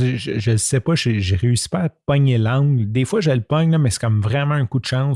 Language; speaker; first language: French; native; French